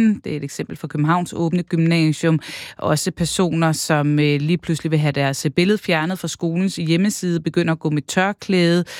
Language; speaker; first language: Danish; native; Danish